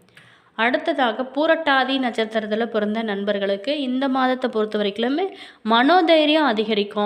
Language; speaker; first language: Tamil; native; Tamil